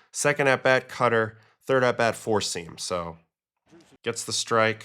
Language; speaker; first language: English; native; English